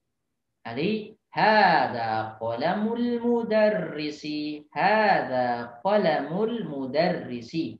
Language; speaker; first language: Arabic; non-native, fluent; Indonesian